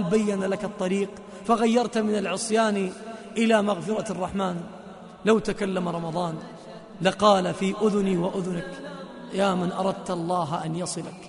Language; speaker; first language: Arabic; native; Arabic